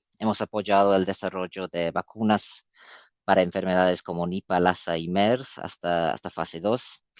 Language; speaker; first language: Spanish; non-native, fluent; English